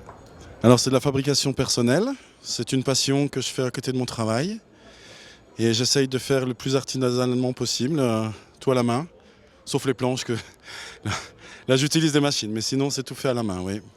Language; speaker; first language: French; native; French